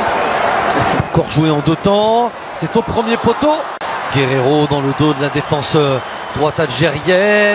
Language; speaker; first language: French; native; French